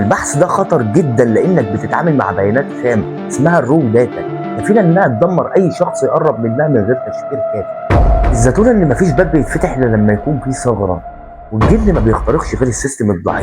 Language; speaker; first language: Arabic; native; Arabic